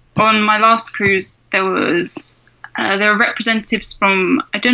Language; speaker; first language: English; native; English